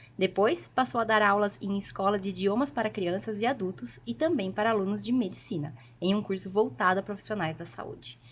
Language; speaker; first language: Portuguese; native; Portuguese